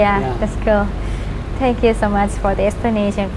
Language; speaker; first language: English; non-native, fluent; Indonesian